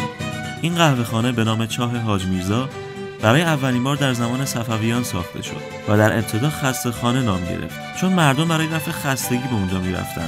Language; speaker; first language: Persian; native; Persian